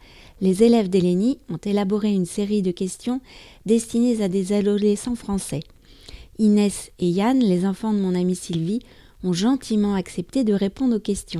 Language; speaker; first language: French; native; French